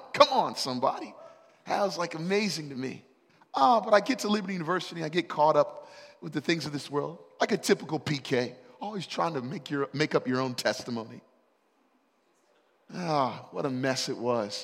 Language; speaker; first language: English; native; English